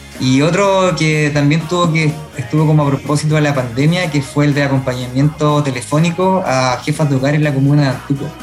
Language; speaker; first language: Spanish; native; Spanish